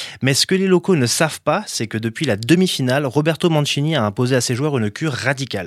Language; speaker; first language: French; native; French